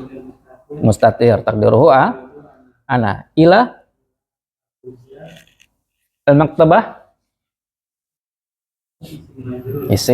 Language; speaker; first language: Arabic; non-native, fluent; Indonesian